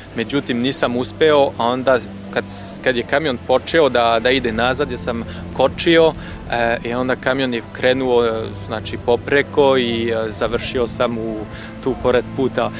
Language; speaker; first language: Serbian; non-native, fluent; French